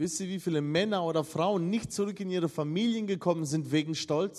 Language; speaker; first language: German; non-native, fluent; Russian